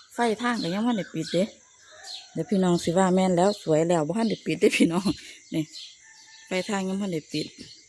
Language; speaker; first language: Thai; native; Thai